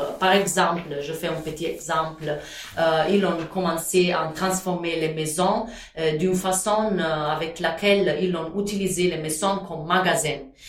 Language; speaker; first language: French; non-native, fluent; Italian